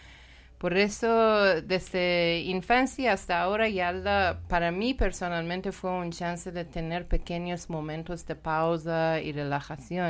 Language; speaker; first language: Spanish; non-native, learner; Persian